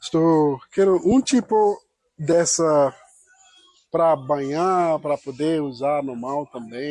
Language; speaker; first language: Portuguese; non-native, learner; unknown